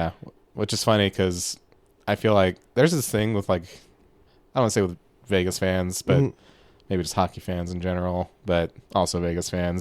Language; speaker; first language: English; native; English